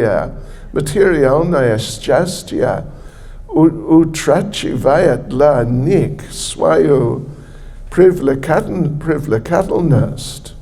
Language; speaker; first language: Russian; non-native, learner; English